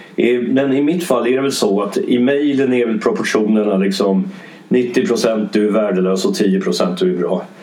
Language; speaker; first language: Swedish; early bilingual, other home language; English